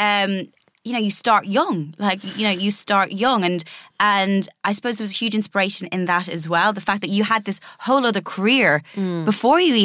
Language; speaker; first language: English; native; English